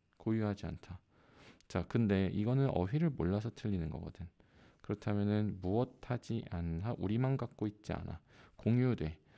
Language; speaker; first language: Korean; native; Korean